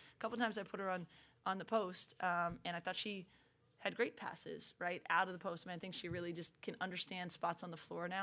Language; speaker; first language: English; native; English